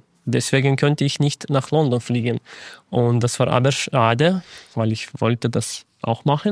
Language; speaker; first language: German; non-native, fluent; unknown